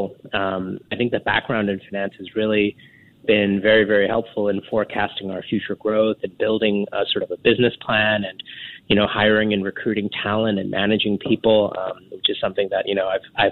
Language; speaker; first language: English; native; English